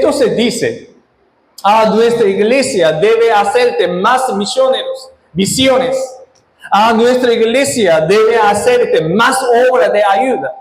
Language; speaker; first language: Spanish; non-native, fluent; Korean